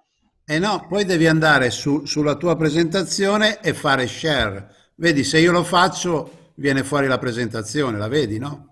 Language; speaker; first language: Italian; native; Italian